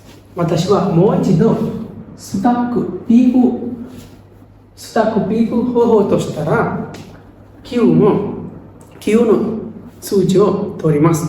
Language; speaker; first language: Japanese; non-native, learner; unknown